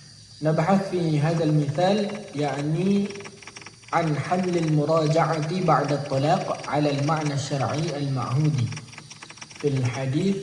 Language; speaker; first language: Arabic; non-native, learner; Indonesian